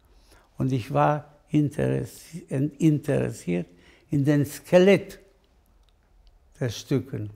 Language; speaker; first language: German; non-native, fluent; Spanish